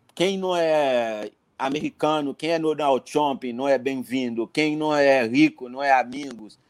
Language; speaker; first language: Portuguese; non-native, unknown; Haitian Creole